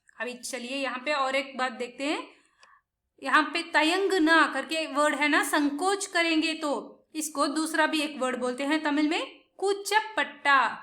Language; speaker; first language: Hindi; non-native, local second language; Tamil